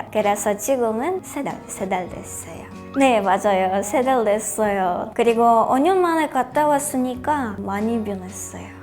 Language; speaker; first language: Korean; non-native, learner; Polish